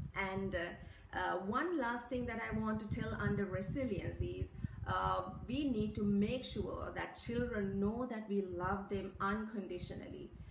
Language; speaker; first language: English; non-native, local second language; Sinhala